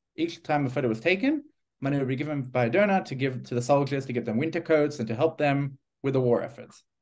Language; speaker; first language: English; native; English